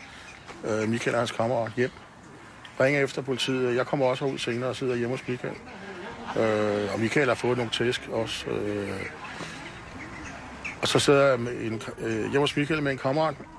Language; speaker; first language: Danish; native; Danish